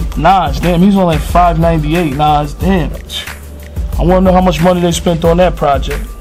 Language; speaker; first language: English; native; English